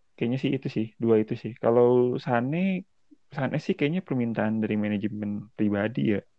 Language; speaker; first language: Indonesian; native; Indonesian